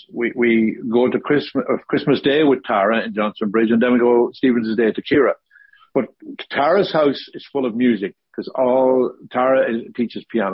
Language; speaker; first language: English; native; English